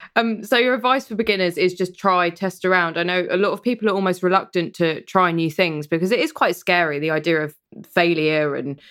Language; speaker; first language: English; early bilingual, other home language; Persian